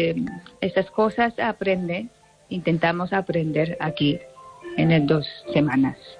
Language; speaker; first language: Spanish; non-native, learner; Japanese